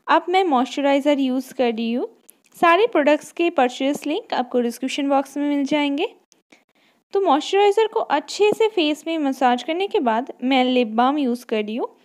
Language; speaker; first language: Hindi; non-native, local second language; Bangla